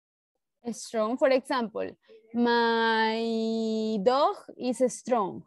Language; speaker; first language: English; non-native, learner; Spanish